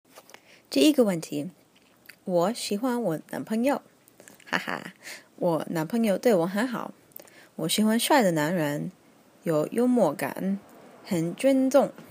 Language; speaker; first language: Chinese; non-native, learner; English